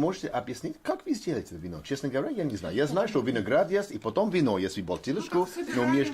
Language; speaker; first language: Russian; non-native, learner; English